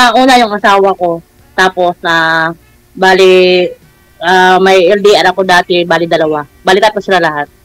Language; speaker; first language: Filipino; native; Filipino